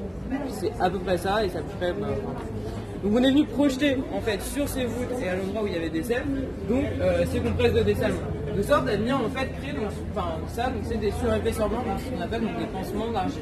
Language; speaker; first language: French; native; French